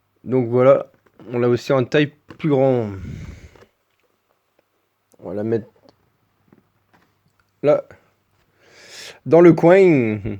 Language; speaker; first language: French; native; French